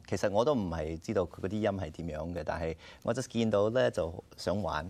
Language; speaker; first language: Cantonese; early bilingual, heritage; Cantonese